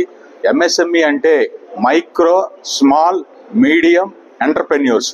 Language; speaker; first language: Telugu; native; Telugu